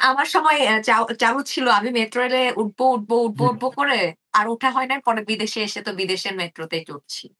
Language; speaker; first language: Bangla; native; Bangla